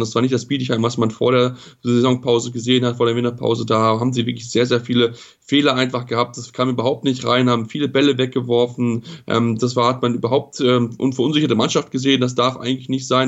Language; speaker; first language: German; native; German